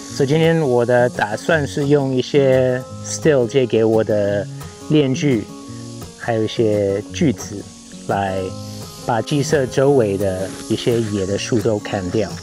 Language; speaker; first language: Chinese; non-native, fluent; English